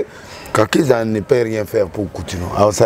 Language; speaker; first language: French; non-native, local second language; Lingala